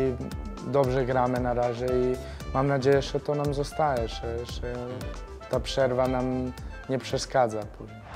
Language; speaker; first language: Polish; non-native, fluent; Serbian